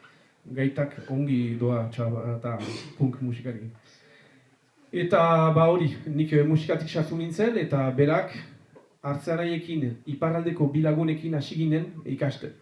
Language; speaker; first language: Basque; native; Basque